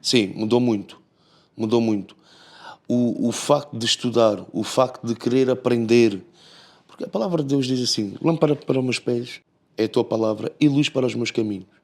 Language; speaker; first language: Portuguese; native; Portuguese